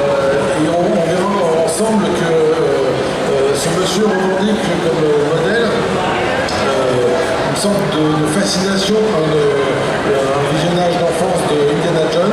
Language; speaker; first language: French; native; French